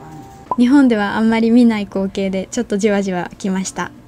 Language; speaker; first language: Japanese; native; Japanese